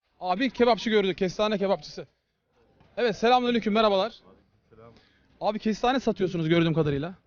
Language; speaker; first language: Turkish; native; Turkish